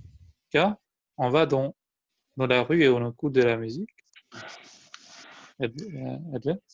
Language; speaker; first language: French; non-native, fluent; Albanian